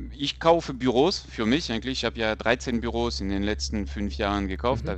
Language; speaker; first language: German; non-native, fluent; French